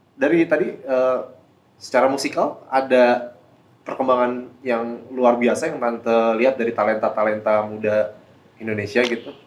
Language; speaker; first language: Indonesian; native; Indonesian